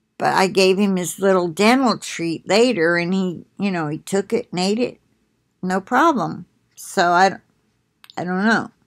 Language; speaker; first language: English; native; English